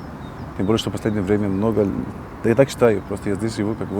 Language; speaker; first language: Russian; non-native, learner; Arabic